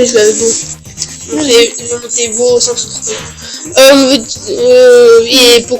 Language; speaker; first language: French; early bilingual, other home language; Romanian